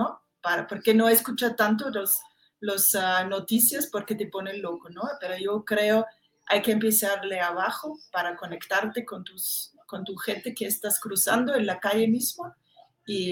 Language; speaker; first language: Spanish; non-native, fluent; German